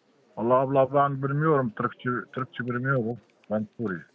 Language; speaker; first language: Turkish; non-native, learner; Arabic